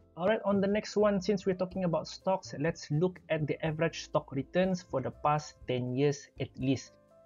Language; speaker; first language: English; non-native, local second language; Malay